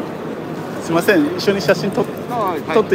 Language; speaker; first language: Japanese; non-native, fluent; Chinese